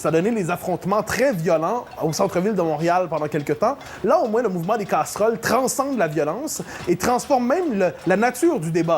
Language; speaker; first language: French; native; French